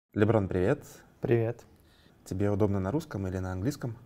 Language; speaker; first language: Russian; native; Russian